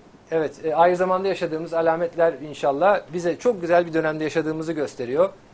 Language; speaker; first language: Turkish; native; Turkish